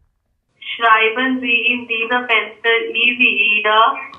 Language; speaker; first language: German; non-native, learner; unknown